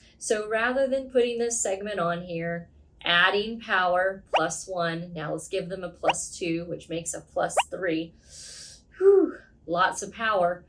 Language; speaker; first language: English; native; English